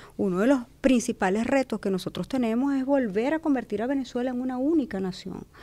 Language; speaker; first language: Spanish; native; Spanish